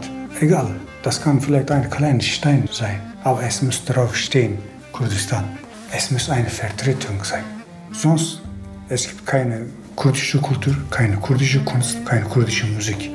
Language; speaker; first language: German; non-native, learner; Kurdish